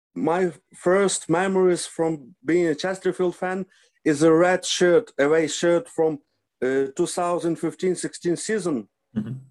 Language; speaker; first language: English; non-native, learner; Ukrainian